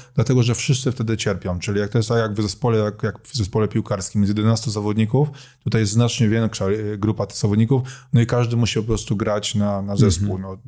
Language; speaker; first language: Polish; native; Polish